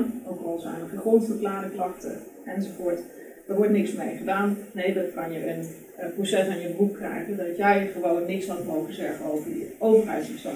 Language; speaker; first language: Dutch; native; Dutch